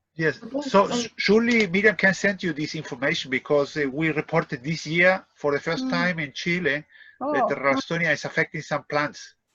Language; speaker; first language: English; non-native, fluent; Spanish